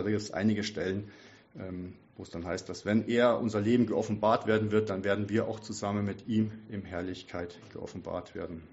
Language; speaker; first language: German; native; German